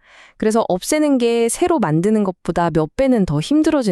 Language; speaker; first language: Korean; native; Korean